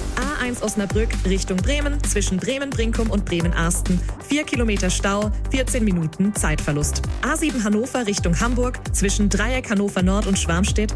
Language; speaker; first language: German; native; German